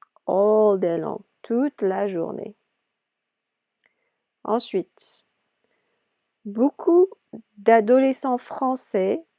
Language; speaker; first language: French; non-native, fluent; English